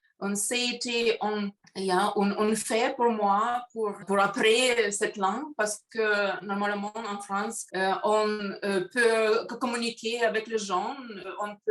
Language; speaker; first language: French; non-native, learner; Russian